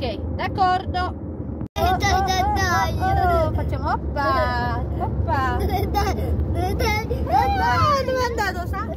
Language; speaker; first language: Italian; non-native, learner; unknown